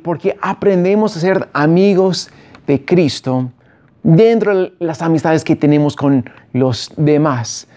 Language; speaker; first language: Spanish; non-native, fluent; English